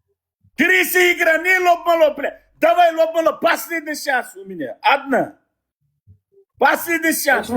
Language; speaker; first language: Russian; non-native, learner; Uzbek